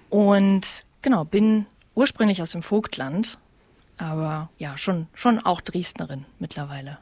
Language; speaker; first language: German; native; German